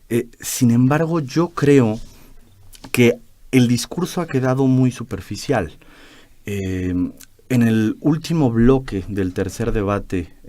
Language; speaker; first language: Spanish; native; Spanish